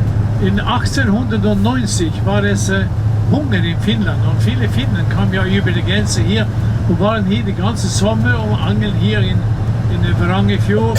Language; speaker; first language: German; non-native, learner; Norwegian